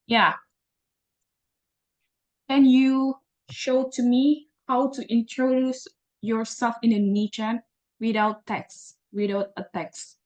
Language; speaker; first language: English; non-native, learner; Indonesian